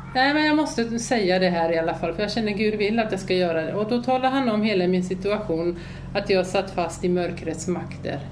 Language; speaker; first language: Swedish; early bilingual, other home language; Finnish